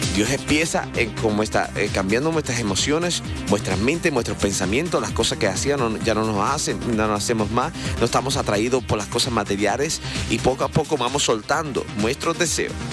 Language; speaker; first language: Spanish; native; Spanish